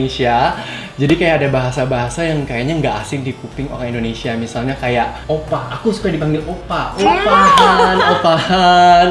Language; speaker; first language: Indonesian; native; Indonesian